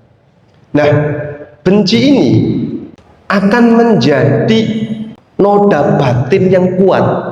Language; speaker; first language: Indonesian; native; Indonesian